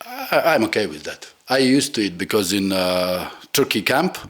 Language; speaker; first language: English; non-native, fluent; Latvian